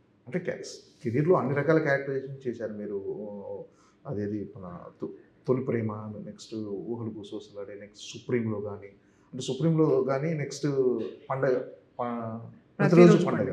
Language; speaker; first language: Telugu; native; Telugu